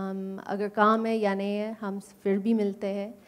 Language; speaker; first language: Hindi; non-native, learner; English